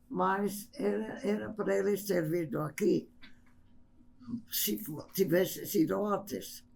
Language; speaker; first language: Portuguese; non-native, fluent; English